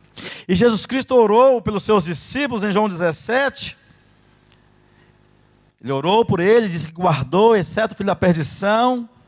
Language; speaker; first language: Portuguese; native; Portuguese